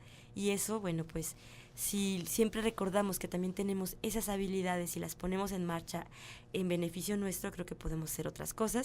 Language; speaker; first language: Spanish; native; Spanish